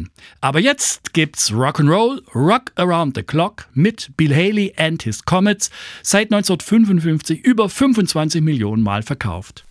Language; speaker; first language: German; native; German